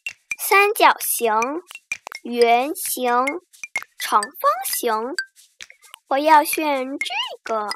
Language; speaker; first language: Chinese; early bilingual, heritage; Chinese